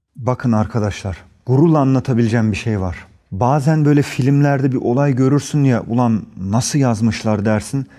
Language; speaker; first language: Turkish; early bilingual, heritage; Turkish